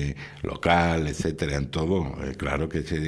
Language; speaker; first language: Spanish; native; Spanish